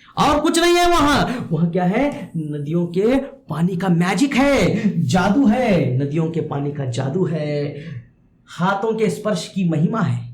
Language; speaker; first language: Hindi; non-native, local second language; Kannada